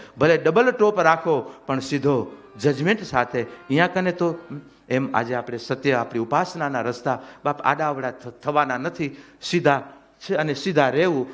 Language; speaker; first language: Gujarati; non-native, local second language; Kachhi